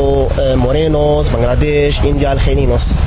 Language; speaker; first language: Spanish; non-native, learner; Arabic